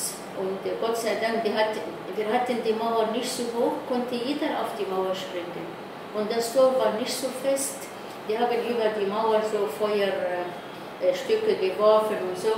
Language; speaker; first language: German; non-native, fluent; Arabic